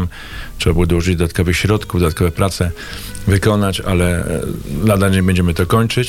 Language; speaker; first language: Polish; native; Polish